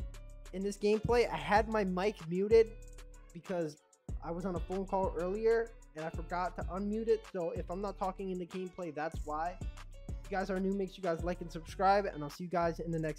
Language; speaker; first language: English; native; English